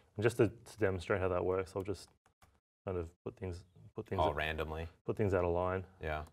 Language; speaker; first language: English; native; English